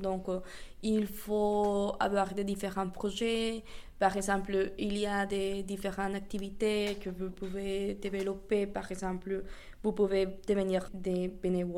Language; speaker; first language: French; non-native, fluent; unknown